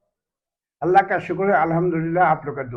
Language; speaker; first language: Hindi; early bilingual, heritage; Urdu